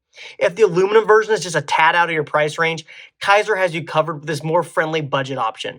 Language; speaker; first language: English; native; English